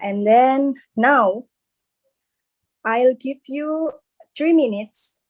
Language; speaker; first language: English; non-native, learner; Indonesian